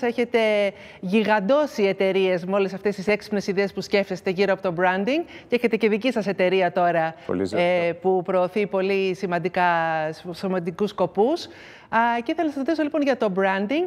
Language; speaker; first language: Greek; native; Greek